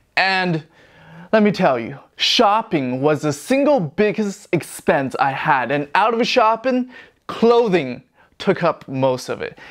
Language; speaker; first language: English; non-native, fluent; Chinese